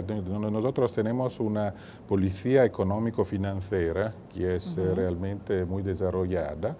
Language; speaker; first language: Spanish; non-native, fluent; Italian